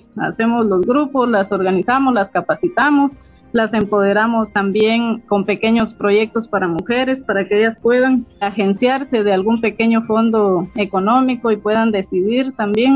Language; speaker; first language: Spanish; native; Spanish